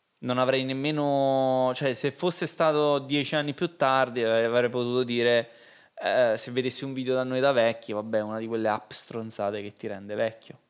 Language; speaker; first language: Italian; native; Italian